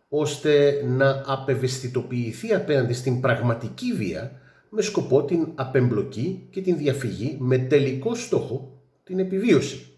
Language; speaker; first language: Greek; native; Greek